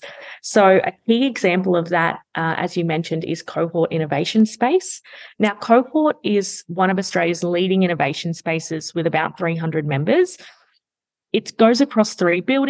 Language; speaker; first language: English; native; English